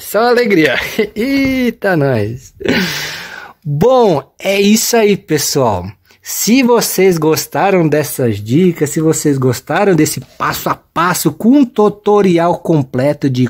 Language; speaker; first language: Portuguese; native; Portuguese